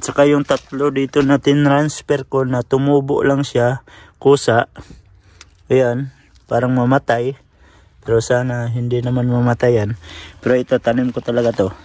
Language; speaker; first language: Filipino; non-native, local second language; Cebuano